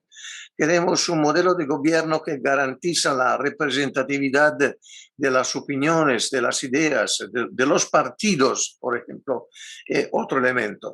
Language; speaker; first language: Spanish; non-native, fluent; Italian